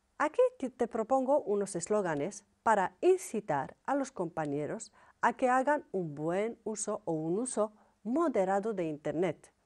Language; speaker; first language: Spanish; non-native, fluent; Arabic